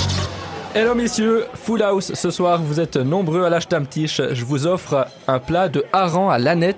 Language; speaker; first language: French; native; French